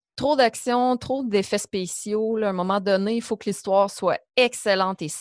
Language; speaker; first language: French; native; French